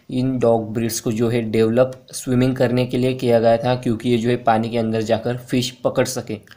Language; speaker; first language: Hindi; native; Hindi